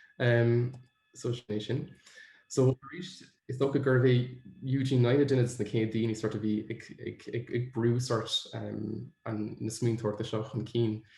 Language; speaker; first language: Irish; native; Irish